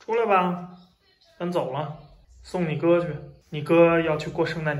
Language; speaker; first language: Chinese; native; Chinese